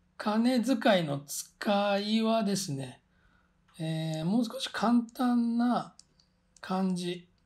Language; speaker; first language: Japanese; native; Japanese